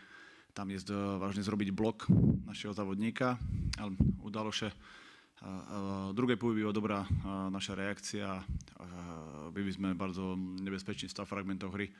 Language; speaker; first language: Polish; non-native, learner; Slovak